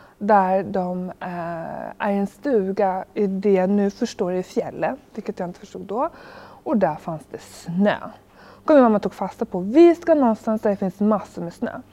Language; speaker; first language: Swedish; early bilingual, other home language; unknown